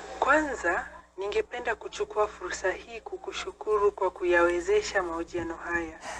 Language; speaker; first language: Swahili; non-native, local second language; Kikuyu